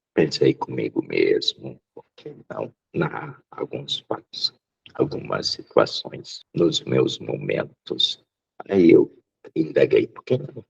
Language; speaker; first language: Portuguese; non-native, local second language; Japanese